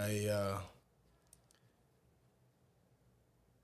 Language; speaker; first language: English; non-native, local second language; Ganda